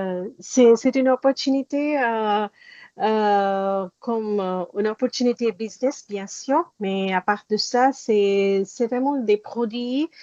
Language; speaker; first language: French; non-native, learner; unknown